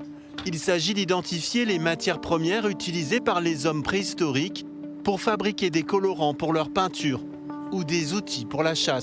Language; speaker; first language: French; native; French